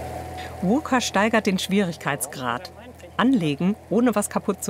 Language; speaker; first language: German; native; German